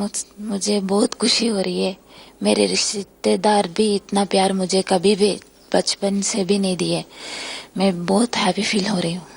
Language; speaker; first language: Hindi; non-native, local second language; Telugu